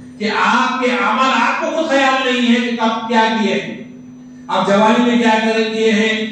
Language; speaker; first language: Urdu; native; Urdu